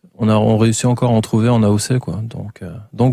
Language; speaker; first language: French; native; French